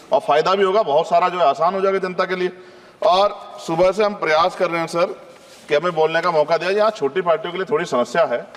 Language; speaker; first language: Hindi; native; Hindi